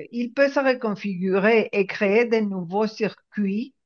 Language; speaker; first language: French; non-native, fluent; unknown